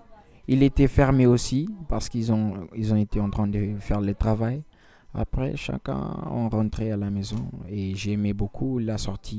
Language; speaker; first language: French; non-native, learner; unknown